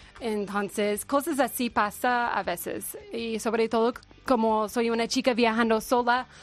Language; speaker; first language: Spanish; non-native, fluent; English